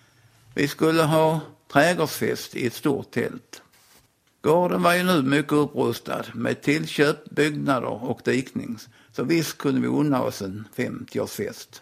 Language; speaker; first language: Swedish; native; Swedish